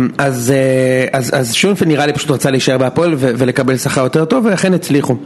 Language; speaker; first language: Hebrew; native; Hebrew